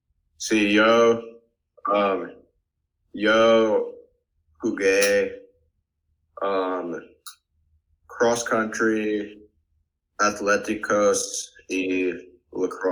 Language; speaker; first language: Spanish; non-native, learner; English